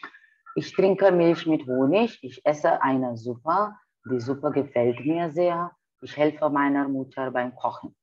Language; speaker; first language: German; non-native, fluent; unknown